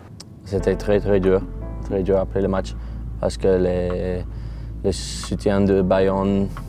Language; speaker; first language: French; non-native, learner; English